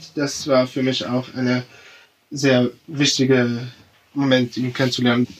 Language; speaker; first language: German; non-native, fluent; Arabic